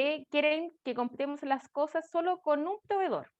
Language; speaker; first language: Spanish; native; Spanish